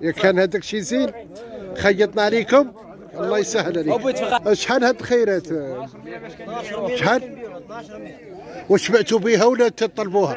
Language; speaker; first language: Arabic; native; Arabic